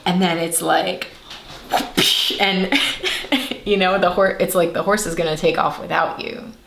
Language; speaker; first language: English; native; English